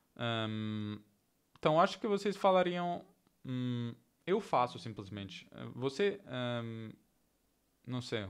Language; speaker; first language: Portuguese; non-native, learner; Italian